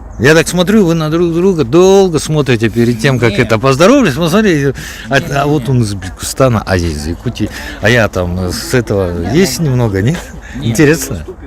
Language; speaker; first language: Russian; native; Russian